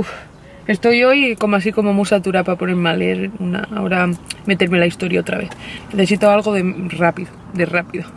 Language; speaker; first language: Spanish; native; Spanish